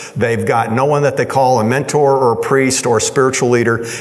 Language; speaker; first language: English; native; English